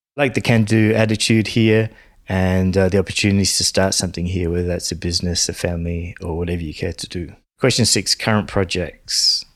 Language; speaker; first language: English; native; English